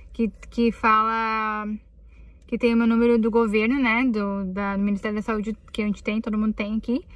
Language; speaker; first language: Portuguese; native; Portuguese